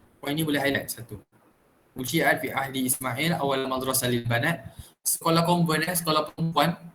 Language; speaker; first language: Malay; native; Malay